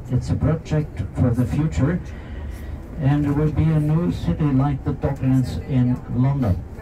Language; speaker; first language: English; non-native, fluent; German